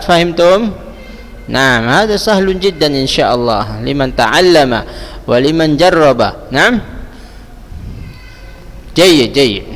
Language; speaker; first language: Arabic; non-native, fluent; Indonesian